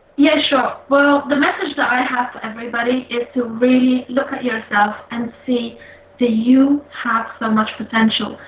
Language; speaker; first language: English; non-native, fluent; Polish